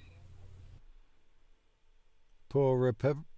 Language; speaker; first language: Italian; non-native, learner; English